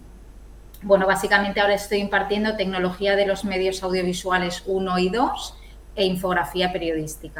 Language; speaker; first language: Spanish; native; Spanish